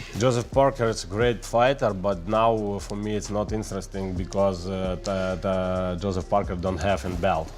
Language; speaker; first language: English; non-native, learner; Russian